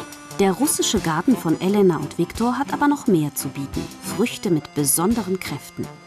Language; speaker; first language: German; native; German